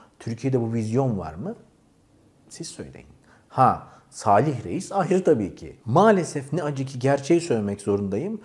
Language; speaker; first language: Turkish; native; Turkish